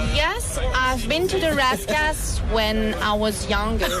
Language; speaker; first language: English; non-native, learner; French